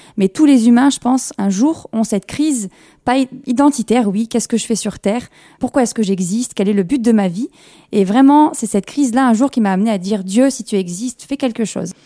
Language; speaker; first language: French; early bilingual, other home language; Kabyle